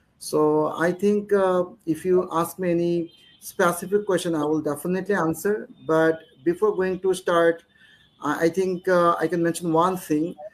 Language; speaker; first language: English; non-native, local second language; Bangla